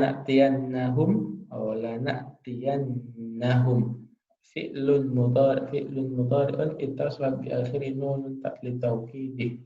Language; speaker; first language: Arabic; non-native, fluent; Indonesian